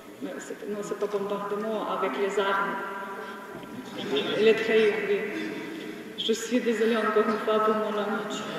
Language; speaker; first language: French; non-native, learner; Ukrainian